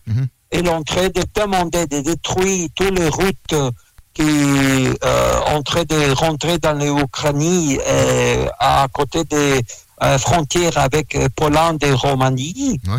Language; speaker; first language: French; non-native, learner; Russian